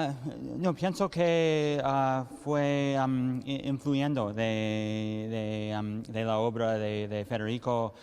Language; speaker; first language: Spanish; early bilingual, heritage; English